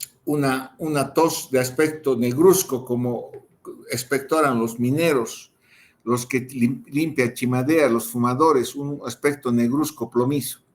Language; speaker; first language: Spanish; native; Spanish